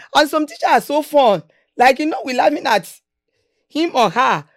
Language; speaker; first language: English; non-native, local second language; Yoruba